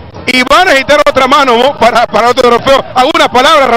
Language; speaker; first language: Spanish; native; Spanish